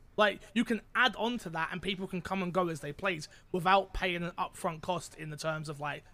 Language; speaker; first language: English; native; English